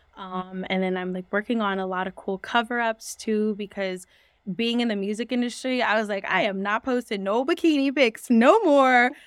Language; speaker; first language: English; native; English